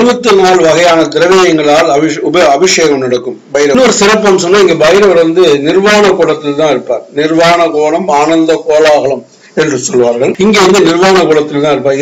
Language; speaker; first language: Tamil; native; Tamil